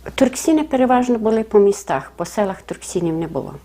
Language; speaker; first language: Ukrainian; native; Ukrainian